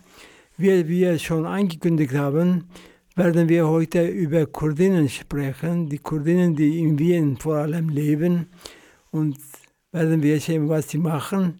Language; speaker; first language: German; non-native, fluent; Central Kurdish